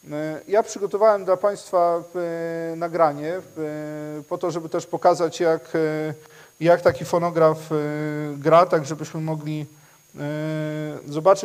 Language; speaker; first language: Polish; native; Polish